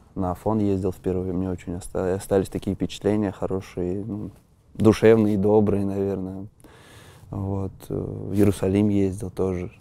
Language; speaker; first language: Russian; native; Russian